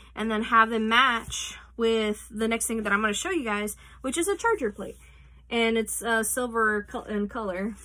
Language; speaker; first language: English; native; English